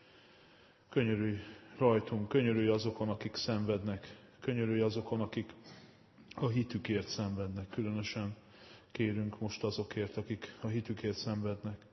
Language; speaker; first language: Hungarian; native; Hungarian